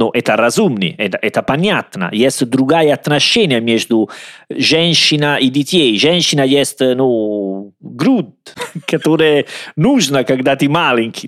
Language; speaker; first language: Russian; non-native, learner; Italian